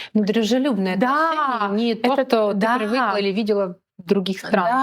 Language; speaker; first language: Russian; native; Russian